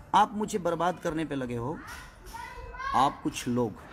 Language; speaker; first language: Hindi; native; Hindi